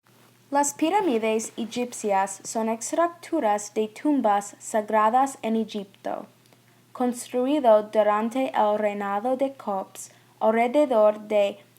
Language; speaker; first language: Spanish; non-native, learner; English